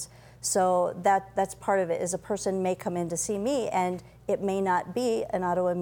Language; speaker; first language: English; native; English